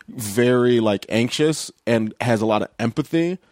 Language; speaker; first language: English; native; English